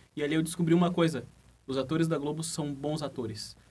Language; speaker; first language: Portuguese; native; Portuguese